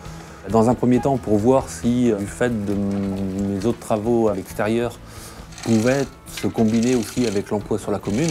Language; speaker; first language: French; native; French